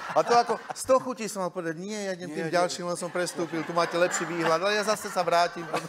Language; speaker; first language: Slovak; native; Slovak